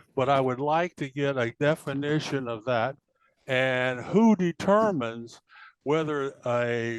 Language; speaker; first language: English; native; English